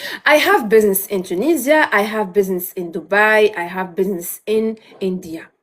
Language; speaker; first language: English; non-native, learner; Arabic